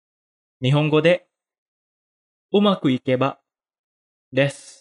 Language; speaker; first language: Japanese; non-native, fluent; Indonesian